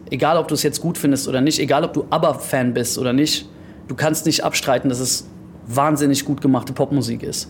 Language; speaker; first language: German; early bilingual, heritage; German